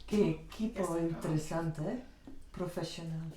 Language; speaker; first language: Spanish; non-native, fluent; Dutch